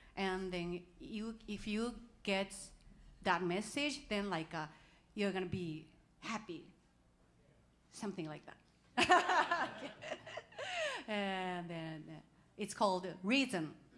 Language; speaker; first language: English; non-native, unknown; Japanese